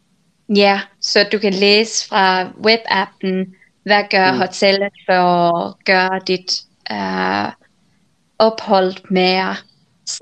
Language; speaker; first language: Danish; non-native, fluent; Finnish